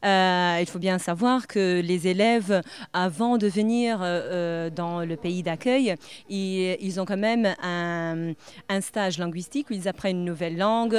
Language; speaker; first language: French; non-native, fluent; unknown